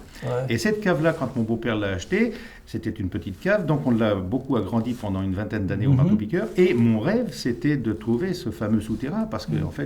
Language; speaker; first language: French; native; French